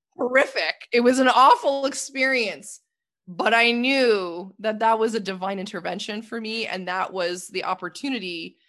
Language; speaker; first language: English; native; English